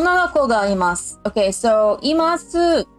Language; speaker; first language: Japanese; non-native, learner; English